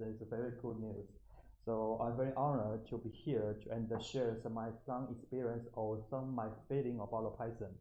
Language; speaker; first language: English; non-native, learner; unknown